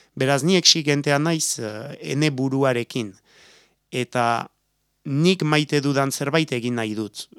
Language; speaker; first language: Basque; native; Basque